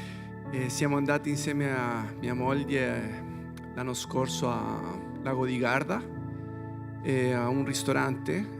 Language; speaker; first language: Italian; non-native, fluent; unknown